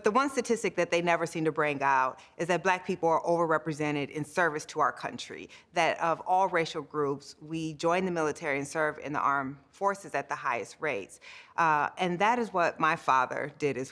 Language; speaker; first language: English; native; English